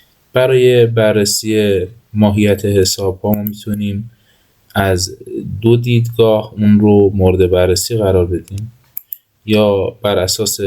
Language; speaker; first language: Persian; native; Persian